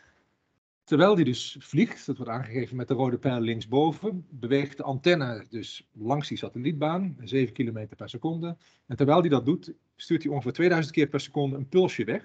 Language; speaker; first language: Dutch; native; Dutch